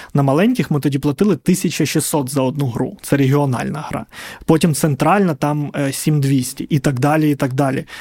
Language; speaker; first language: Ukrainian; non-native, local second language; Russian